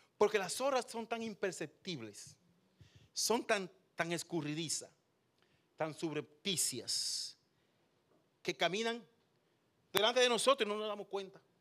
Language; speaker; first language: Spanish; native; Spanish